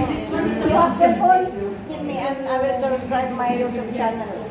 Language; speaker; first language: English; non-native, learner; Filipino